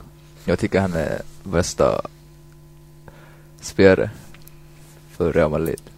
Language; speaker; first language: Swedish; non-native, fluent; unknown